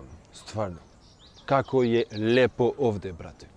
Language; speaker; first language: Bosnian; non-native, fluent; French